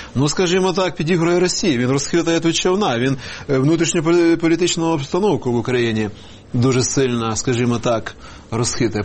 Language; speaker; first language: Ukrainian; native; Ukrainian